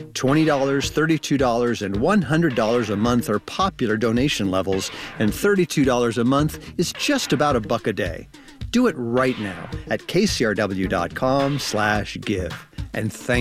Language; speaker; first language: English; native; English